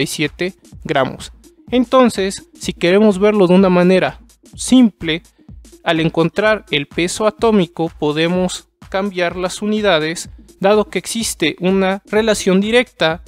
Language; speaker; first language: Spanish; native; Spanish